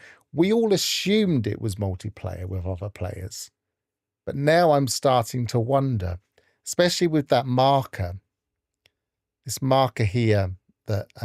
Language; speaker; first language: English; native; English